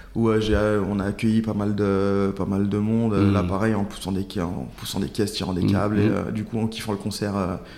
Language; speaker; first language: French; native; French